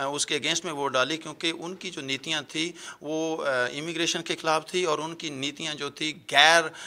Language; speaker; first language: Hindi; non-native, local second language; Punjabi